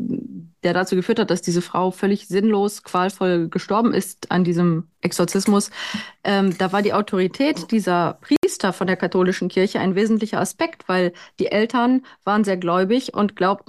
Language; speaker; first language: German; native; German